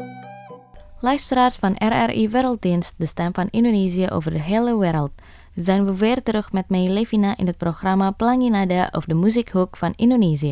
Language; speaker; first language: Dutch; non-native, fluent; Indonesian